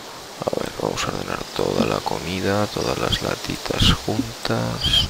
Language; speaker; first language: Spanish; native; Spanish